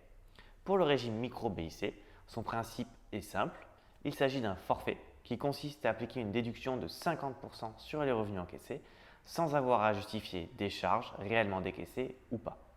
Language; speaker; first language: French; native; French